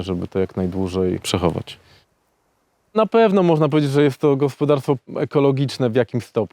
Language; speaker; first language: Polish; native; Polish